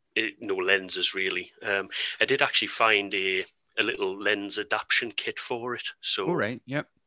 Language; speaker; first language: English; native; English